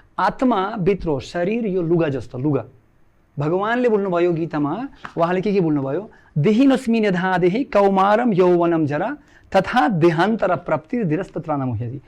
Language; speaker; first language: Nepali; non-native, fluent; Russian